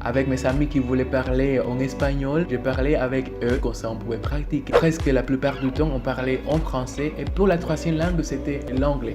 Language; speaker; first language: French; non-native, fluent; Spanish